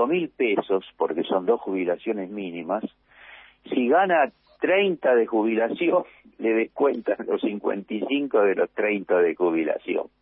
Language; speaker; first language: Spanish; native; Spanish